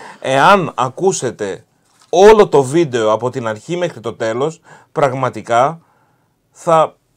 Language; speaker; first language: Greek; early bilingual, heritage; Greek